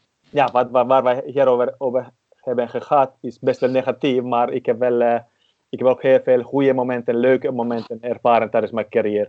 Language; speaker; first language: Dutch; non-native, fluent; Finnish